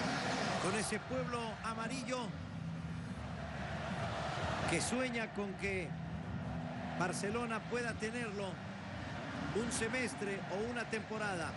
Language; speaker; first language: Spanish; native; Spanish